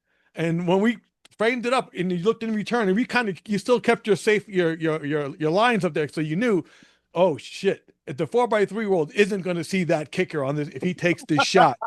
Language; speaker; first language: English; native; English